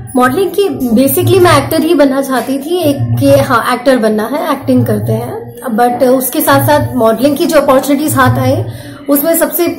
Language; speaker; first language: Hindi; native; Hindi